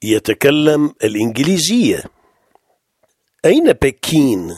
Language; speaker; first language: Arabic; non-native, fluent; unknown